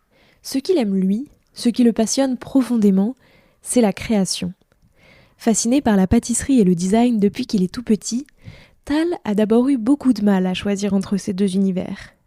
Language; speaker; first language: French; native; French